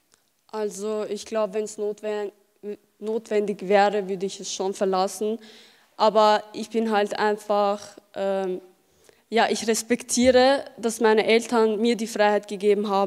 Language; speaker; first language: German; early bilingual, other home language; Albanian